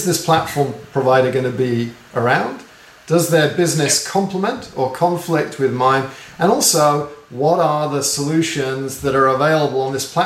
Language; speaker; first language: English; native; English